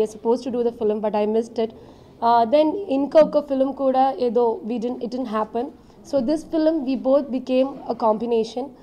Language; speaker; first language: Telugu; non-native, learner; Malayalam